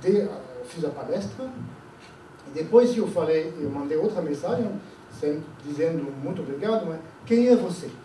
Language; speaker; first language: Portuguese; non-native, fluent; French